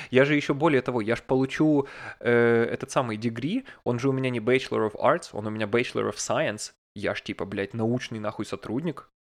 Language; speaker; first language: Russian; native; Russian